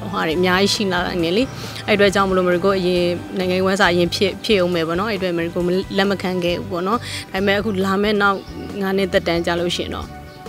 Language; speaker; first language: Burmese; non-native, local second language; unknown